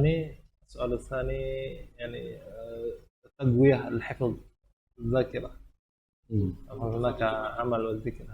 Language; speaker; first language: Arabic; non-native, fluent; Indonesian